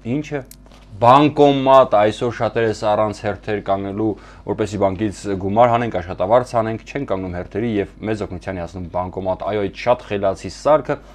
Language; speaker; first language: Armenian; native; Armenian